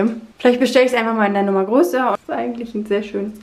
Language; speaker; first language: German; native; German